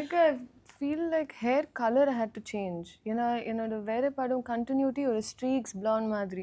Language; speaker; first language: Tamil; non-native, learner; Telugu